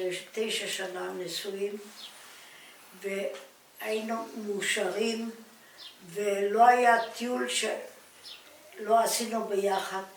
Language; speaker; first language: Hebrew; non-native, fluent; German